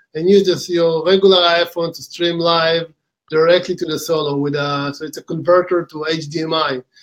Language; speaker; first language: English; non-native, fluent; Hebrew